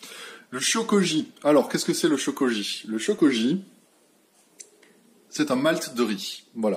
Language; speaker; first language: French; native; French